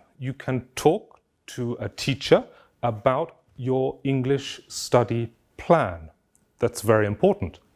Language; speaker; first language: English; non-native, fluent; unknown